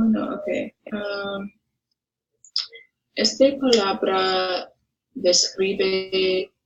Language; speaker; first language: Spanish; non-native, learner; English